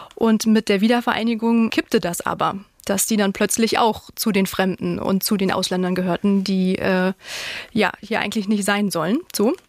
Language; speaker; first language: German; native; German